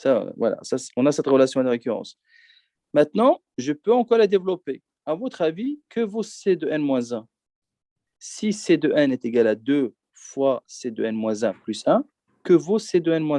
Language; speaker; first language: French; native; French